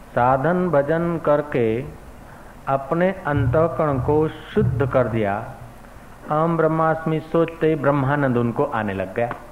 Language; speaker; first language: Hindi; non-native, local second language; Sindhi